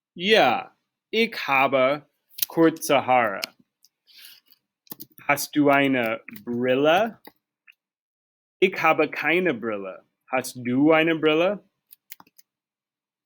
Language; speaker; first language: German; non-native, fluent; English